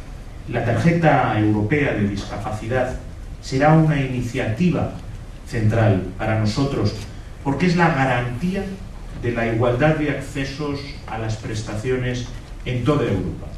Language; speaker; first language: Spanish; native; Spanish